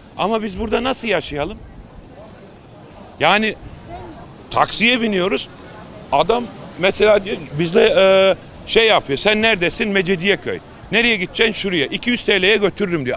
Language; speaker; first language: Turkish; early bilingual, heritage; Turkish